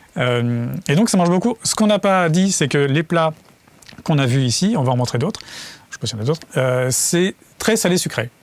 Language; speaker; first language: French; native; French